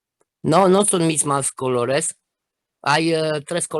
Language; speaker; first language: Spanish; non-native, fluent; Romanian